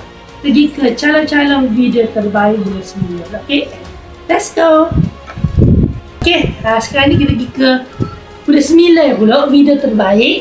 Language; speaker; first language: Malay; native; Malay